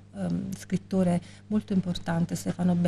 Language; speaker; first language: Italian; native; Italian